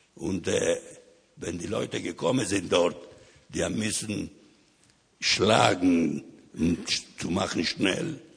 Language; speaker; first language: German; non-native, learner; Ladino